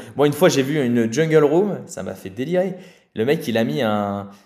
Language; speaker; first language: French; native; French